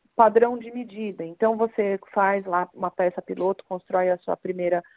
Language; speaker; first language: Portuguese; native; Portuguese